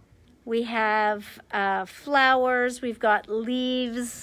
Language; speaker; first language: English; native; English